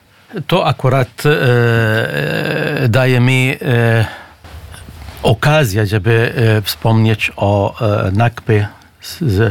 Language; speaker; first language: Polish; non-native, fluent; Arabic